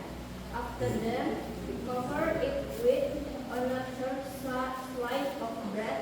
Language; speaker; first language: English; non-native, learner; Indonesian